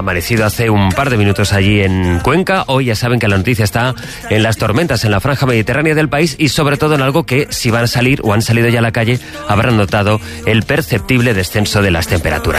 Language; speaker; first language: Spanish; native; Spanish